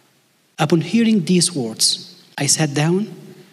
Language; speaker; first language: English; non-native, fluent; Arabic